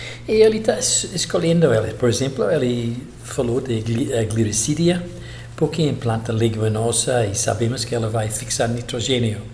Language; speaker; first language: Portuguese; non-native, fluent; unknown